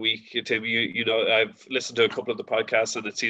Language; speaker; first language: English; native; English